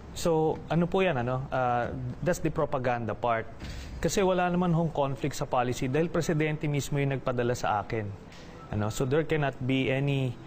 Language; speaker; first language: Filipino; native; Filipino